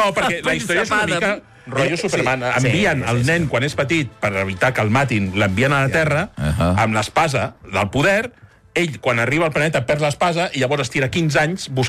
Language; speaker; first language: Catalan; native; Catalan